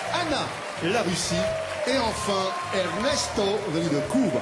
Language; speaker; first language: French; native; French